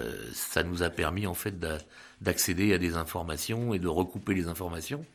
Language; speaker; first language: French; native; French